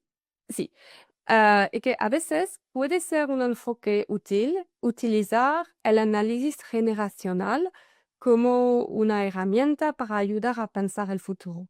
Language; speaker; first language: Spanish; non-native, fluent; French